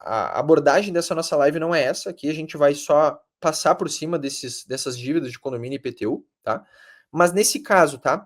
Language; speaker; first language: Portuguese; native; Portuguese